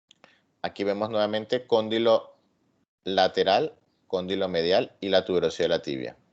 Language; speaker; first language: Spanish; native; Spanish